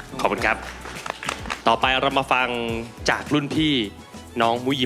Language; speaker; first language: Thai; native; Thai